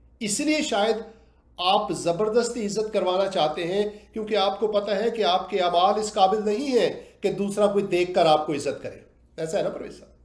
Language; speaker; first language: Urdu; native; Urdu